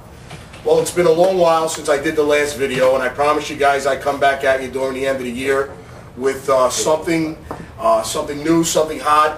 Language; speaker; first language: English; native; English